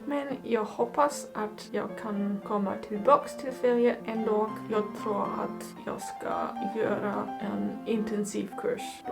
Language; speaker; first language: Swedish; non-native, learner; German